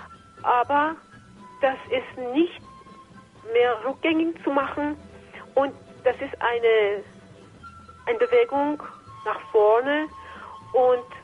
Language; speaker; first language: German; non-native, fluent; Persian